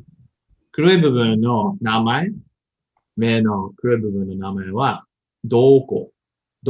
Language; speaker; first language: Japanese; non-native, learner; English